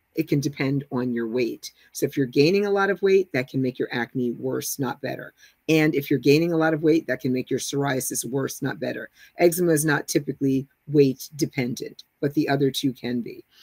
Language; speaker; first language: English; native; English